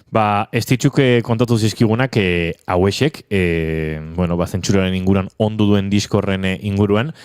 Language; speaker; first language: Basque; native; Basque